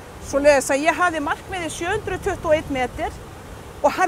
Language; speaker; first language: Icelandic; native; Icelandic